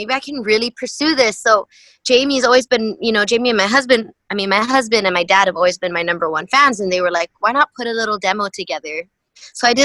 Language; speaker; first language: English; native; English